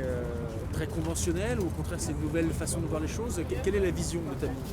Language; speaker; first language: French; native; French